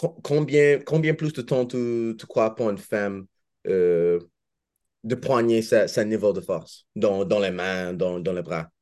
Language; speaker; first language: French; non-native, learner; English